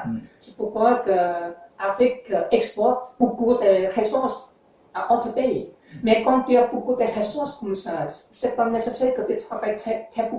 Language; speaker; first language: French; non-native, learner; English